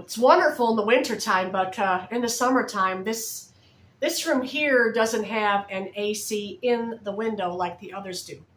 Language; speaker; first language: English; native; English